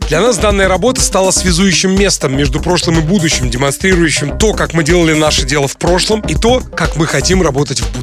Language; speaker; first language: Russian; native; Russian